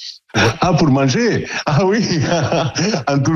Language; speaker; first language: French; non-native, learner; Italian